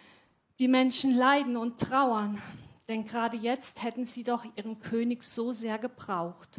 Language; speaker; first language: German; native; German